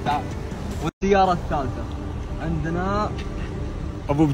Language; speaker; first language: Arabic; native; Arabic